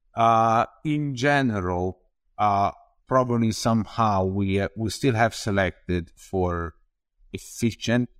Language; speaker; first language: English; non-native, fluent; Italian